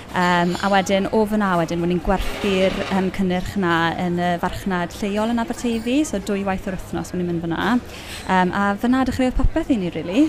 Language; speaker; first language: Welsh; native; Welsh